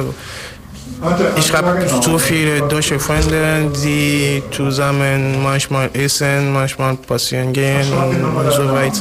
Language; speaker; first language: German; non-native, learner; French